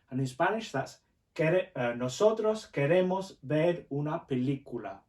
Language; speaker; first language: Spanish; non-native, fluent; English